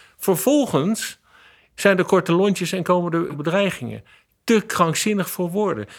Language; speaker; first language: Dutch; native; Dutch